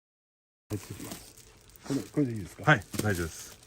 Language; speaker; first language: Japanese; non-native, learner; English